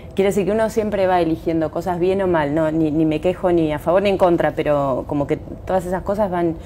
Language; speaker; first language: Spanish; native; Spanish